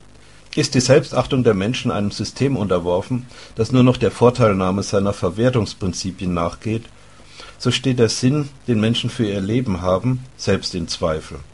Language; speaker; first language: German; native; German